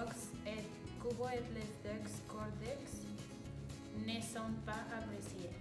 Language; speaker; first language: French; non-native, learner; Spanish